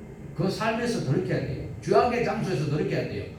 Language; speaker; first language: Korean; native; Korean